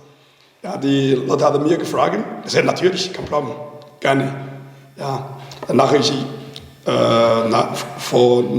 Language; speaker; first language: German; non-native, learner; Chinese